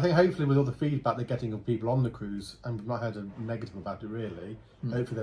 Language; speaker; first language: English; native; English